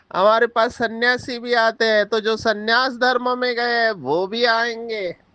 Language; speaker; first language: Hindi; non-native, local second language; Marathi